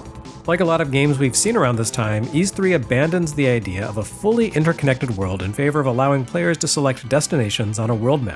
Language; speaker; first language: English; native; English